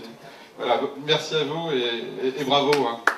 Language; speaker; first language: French; native; French